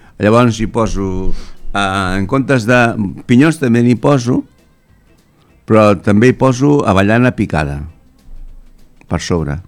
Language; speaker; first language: Catalan; native; Catalan